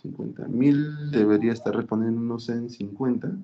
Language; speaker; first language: Spanish; native; Spanish